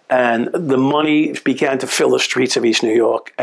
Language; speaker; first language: English; native; English